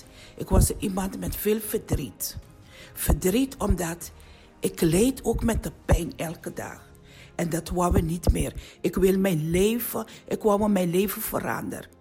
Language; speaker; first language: Dutch; non-native, learner; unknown